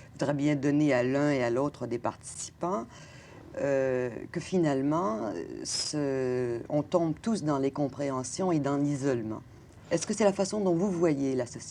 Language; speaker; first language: French; native; French